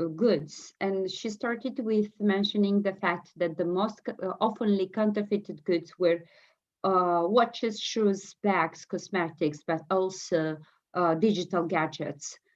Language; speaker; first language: English; non-native, fluent; Romanian